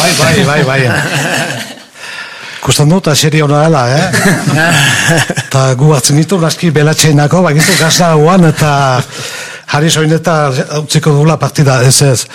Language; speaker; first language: Basque; native; Basque